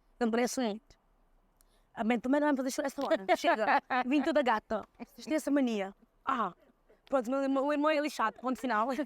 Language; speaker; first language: Portuguese; early bilingual, other home language; Kabuverdianu